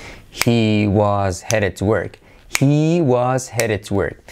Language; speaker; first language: English; non-native, fluent; Spanish